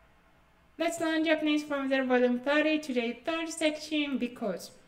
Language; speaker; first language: English; non-native, fluent; Japanese